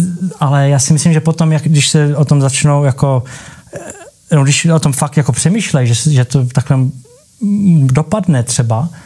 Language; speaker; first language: Czech; early bilingual, heritage; Czech